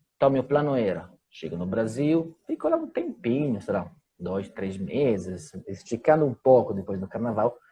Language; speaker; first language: Portuguese; non-native, fluent; Italian